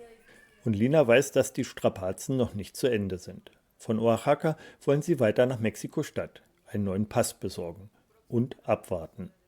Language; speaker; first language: German; native; German